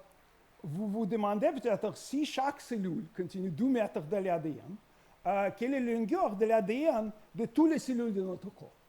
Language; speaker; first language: French; non-native, learner; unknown